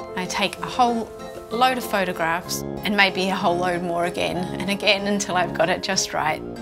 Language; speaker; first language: English; native; English